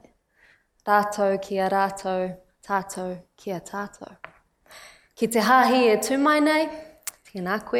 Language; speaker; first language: English; native; English